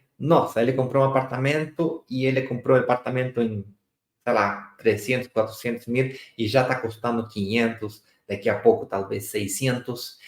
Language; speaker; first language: Portuguese; non-native, fluent; Spanish